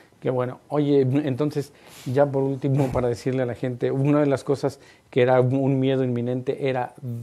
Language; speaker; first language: Spanish; native; Spanish